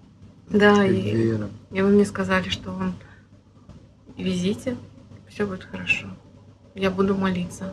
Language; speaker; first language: Russian; native; Russian